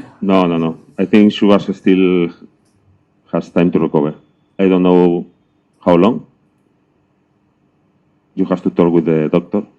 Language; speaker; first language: English; non-native, learner; Spanish